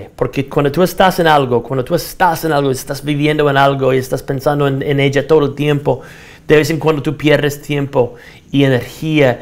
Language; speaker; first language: Spanish; non-native, fluent; English